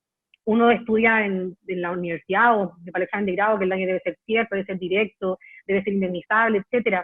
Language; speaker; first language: Spanish; native; Spanish